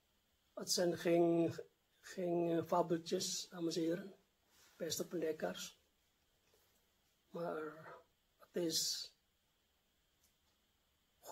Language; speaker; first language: Dutch; non-native, fluent; Indonesian